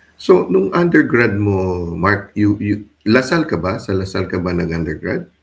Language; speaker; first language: Filipino; native; Filipino